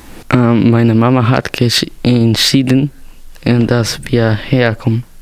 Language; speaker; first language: German; non-native, learner; Spanish